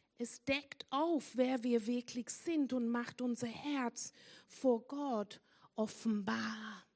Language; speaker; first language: German; non-native, fluent; English